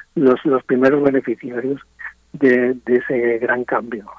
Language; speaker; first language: Spanish; native; Spanish